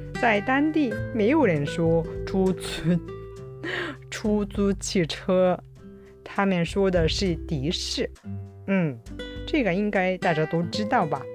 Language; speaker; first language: Chinese; non-native, fluent; Japanese